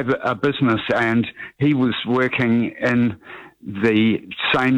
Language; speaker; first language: English; native; English